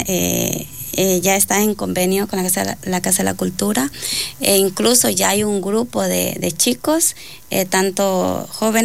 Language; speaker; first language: Spanish; native; Spanish